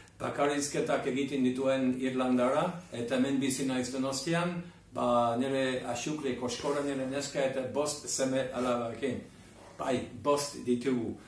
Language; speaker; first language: Basque; non-native, fluent; English